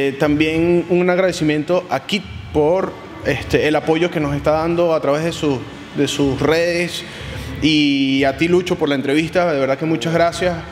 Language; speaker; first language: Spanish; native; Spanish